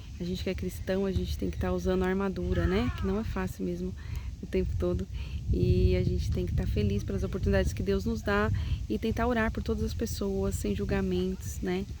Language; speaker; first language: Portuguese; native; Portuguese